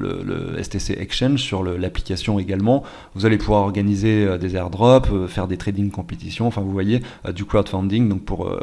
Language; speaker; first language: French; native; French